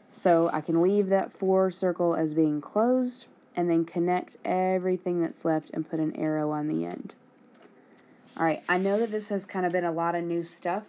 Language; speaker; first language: English; native; English